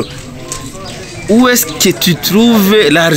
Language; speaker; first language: French; non-native, learner; Rundi